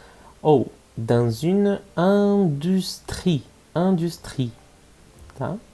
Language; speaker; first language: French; non-native, fluent; Portuguese